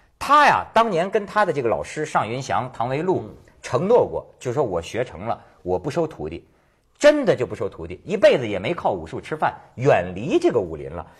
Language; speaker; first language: Chinese; native; Chinese